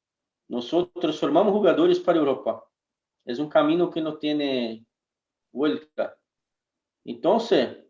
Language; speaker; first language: Spanish; non-native, fluent; Portuguese